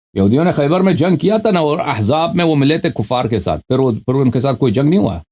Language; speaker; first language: Urdu; non-native, fluent; Persian